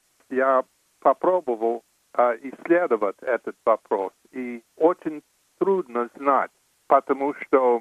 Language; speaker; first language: Russian; non-native, fluent; English